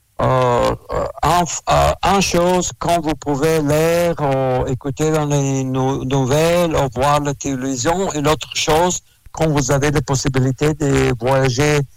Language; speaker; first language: French; non-native, learner; Russian